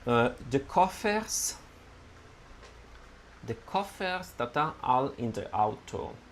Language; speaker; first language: Dutch; non-native, learner; Italian